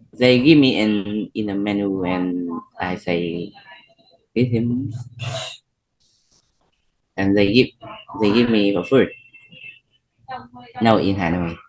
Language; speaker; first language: English; non-native, learner; Vietnamese